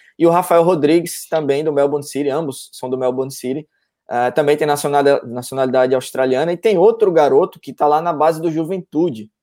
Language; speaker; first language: Portuguese; native; Portuguese